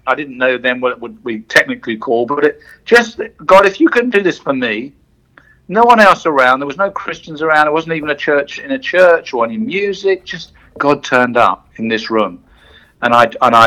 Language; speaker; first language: English; native; English